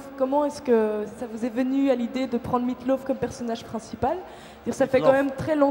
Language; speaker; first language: French; native; French